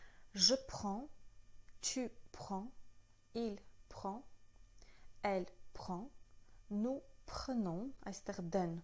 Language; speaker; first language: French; non-native, fluent; Armenian